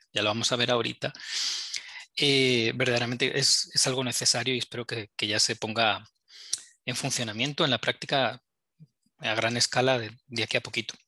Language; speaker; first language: Spanish; native; Spanish